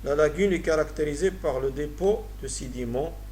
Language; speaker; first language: French; non-native, local second language; Arabic